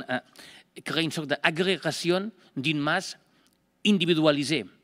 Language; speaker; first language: French; non-native, fluent; Spanish